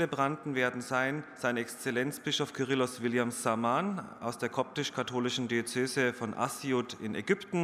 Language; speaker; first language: German; native; German